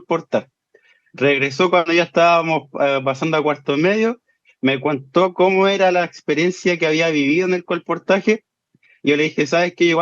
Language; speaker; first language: Spanish; native; Spanish